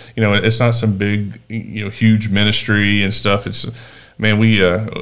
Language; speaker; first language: English; native; English